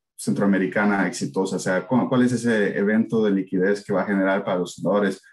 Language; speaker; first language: Spanish; native; Spanish